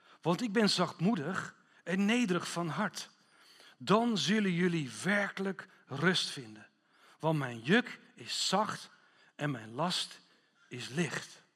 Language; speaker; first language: Dutch; non-native, fluent; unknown